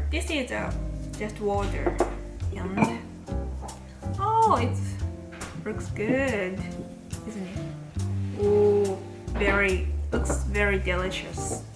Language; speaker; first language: English; non-native, learner; Japanese